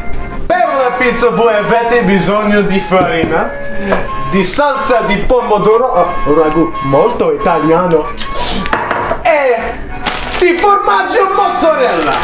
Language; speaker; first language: Italian; non-native, learner; English